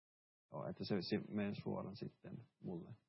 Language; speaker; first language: Finnish; early bilingual, heritage; Finnish